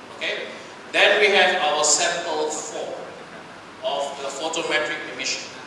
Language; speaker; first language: English; non-native, local second language; Chinese